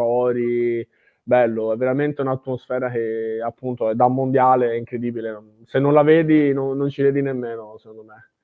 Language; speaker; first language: Italian; native; Italian